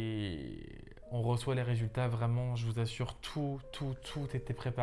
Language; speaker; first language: French; native; French